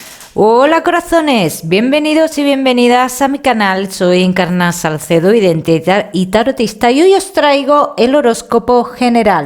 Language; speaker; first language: Spanish; native; Spanish